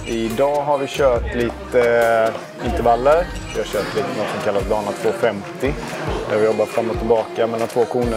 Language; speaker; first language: Swedish; native; Swedish